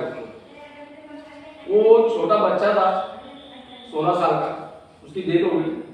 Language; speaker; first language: Hindi; non-native, local second language; Marathi